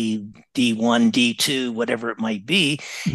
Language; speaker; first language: English; native; English